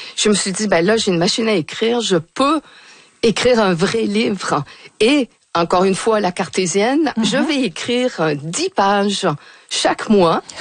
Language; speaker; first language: French; early bilingual, other home language; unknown